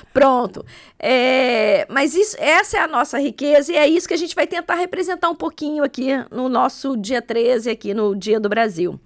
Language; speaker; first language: Portuguese; native; Portuguese